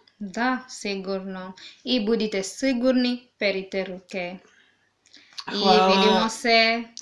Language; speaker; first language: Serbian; non-native, learner; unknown